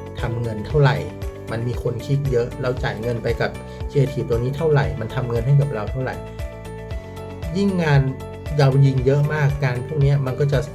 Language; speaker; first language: Thai; native; Thai